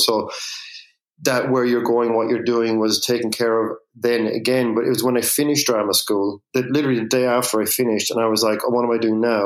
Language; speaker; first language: English; native; English